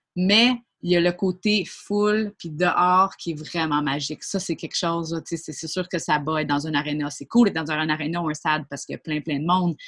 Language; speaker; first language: French; native; French